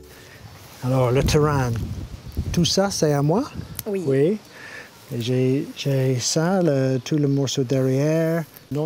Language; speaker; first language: French; non-native, learner; English